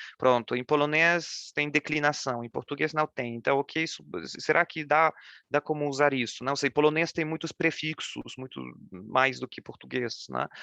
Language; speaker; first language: Portuguese; non-native, fluent; Polish